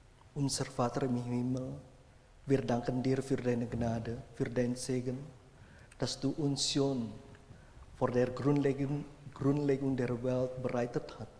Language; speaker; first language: German; non-native, fluent; Indonesian